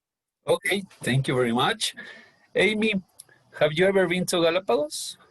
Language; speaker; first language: English; non-native, learner; Spanish